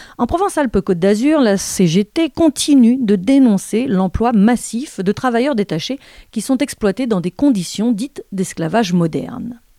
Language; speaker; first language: French; native; French